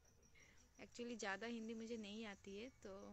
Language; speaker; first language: Hindi; non-native, local second language; Bangla